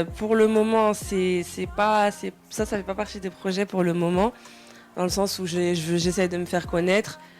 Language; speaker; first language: French; early bilingual, other home language; Wolof